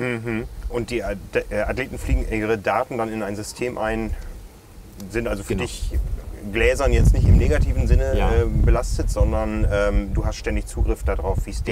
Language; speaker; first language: German; native; German